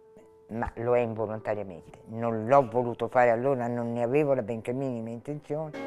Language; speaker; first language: Italian; native; Italian